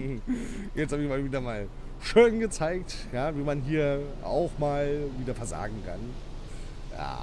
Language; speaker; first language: German; native; German